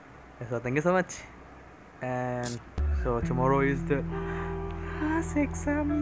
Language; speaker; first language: Tamil; non-native, learner; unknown